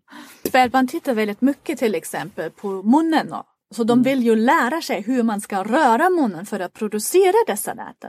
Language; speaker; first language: Swedish; non-native, fluent; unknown